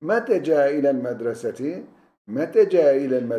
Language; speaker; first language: Arabic; non-native, fluent; Turkish